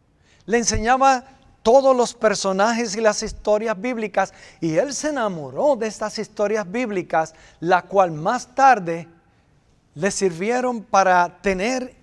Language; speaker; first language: Spanish; native; Spanish